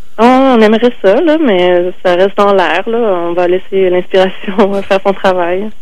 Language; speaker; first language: French; native; French